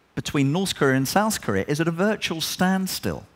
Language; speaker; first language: English; native; English